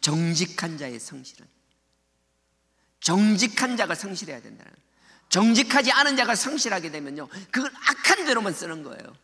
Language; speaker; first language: Korean; native; Korean